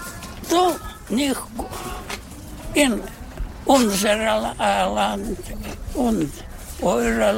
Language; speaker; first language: German; non-native, learner; Russian